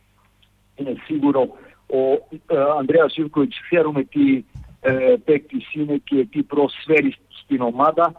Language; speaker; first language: Greek; non-native, fluent; Serbian